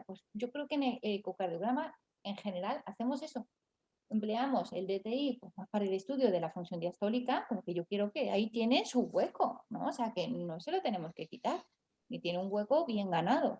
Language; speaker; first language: Spanish; native; Spanish